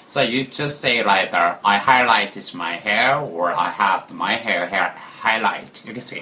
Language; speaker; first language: English; non-native, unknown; Korean